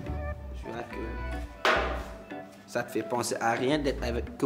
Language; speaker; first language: French; non-native, local second language; Wolof